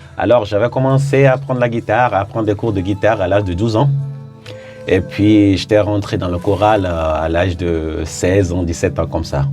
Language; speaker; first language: French; non-native, local second language; Ewe